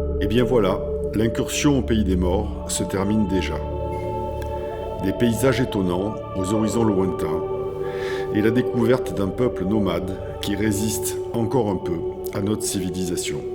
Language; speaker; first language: French; native; French